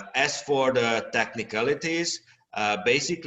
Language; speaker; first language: English; non-native, fluent; Hungarian